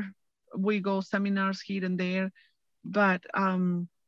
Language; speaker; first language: English; non-native, fluent; Spanish